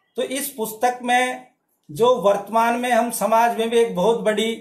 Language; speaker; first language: Hindi; native; Hindi